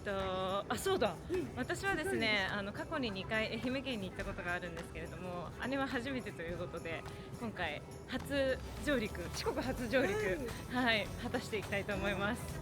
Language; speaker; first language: Japanese; native; Japanese